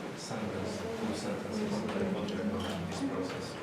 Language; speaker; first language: English; non-native, fluent; Slovak